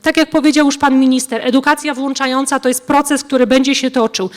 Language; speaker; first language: Polish; native; Polish